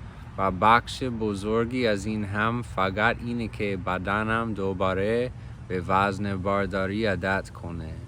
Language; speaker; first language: Persian; non-native, fluent; English